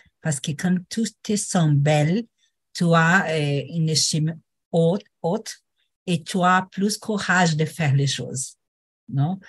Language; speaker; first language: French; non-native, learner; Portuguese